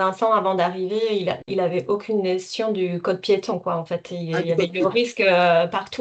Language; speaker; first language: French; native; French